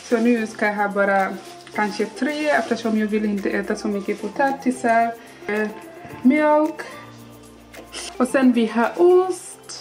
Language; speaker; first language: Swedish; non-native, learner; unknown